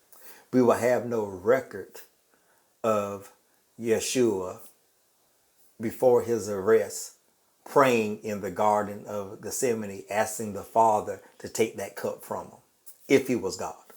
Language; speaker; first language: English; native; English